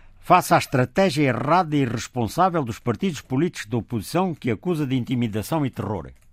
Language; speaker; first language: Portuguese; native; Portuguese